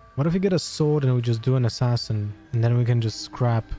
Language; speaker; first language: English; non-native, fluent; Polish